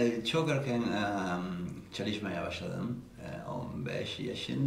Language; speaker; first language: Turkish; non-native, learner; Spanish